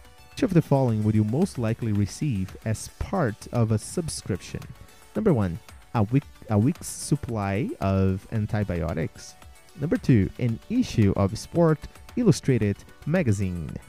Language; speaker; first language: English; non-native, fluent; Portuguese